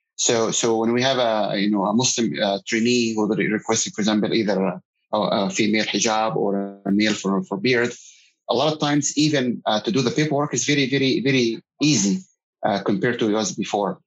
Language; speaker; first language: English; non-native, fluent; Arabic